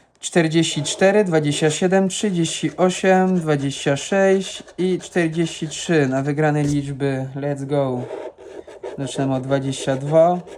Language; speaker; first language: Polish; non-native, fluent; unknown